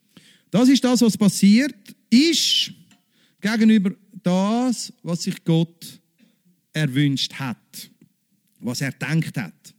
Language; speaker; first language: German; native; German